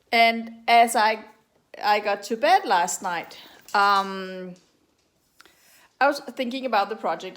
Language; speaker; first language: English; non-native, fluent; Danish